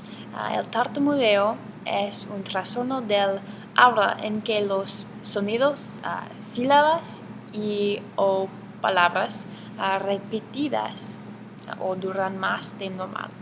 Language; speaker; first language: Spanish; non-native, learner; English